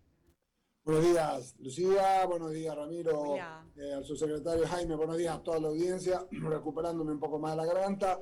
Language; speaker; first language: Spanish; native; Spanish